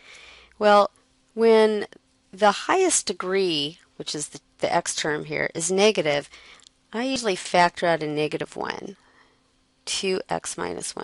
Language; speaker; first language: English; native; English